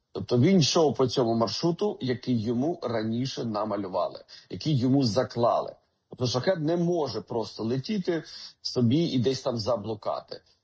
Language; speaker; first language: Ukrainian; native; Ukrainian